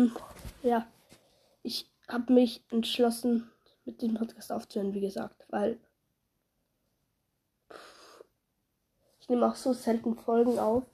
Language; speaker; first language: German; native; German